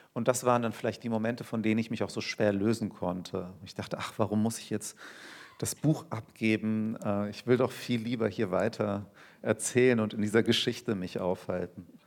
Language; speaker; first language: German; early bilingual, other home language; Turkish